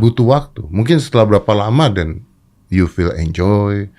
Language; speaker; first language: Indonesian; native; Indonesian